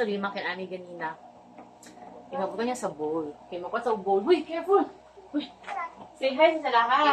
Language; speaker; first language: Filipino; non-native, local second language; Cebuano